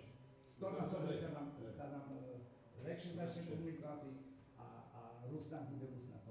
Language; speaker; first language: Slovak; non-native, local second language; Rusyn